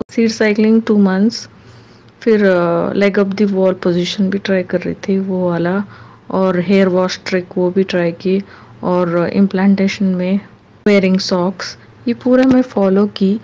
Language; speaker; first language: Hindi; non-native, local second language; Urdu